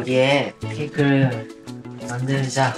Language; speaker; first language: Korean; non-native, fluent; Japanese